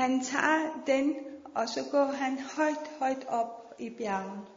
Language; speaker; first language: Danish; non-native, fluent; Persian